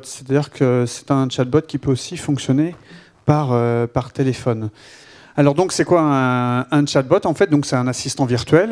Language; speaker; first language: French; native; French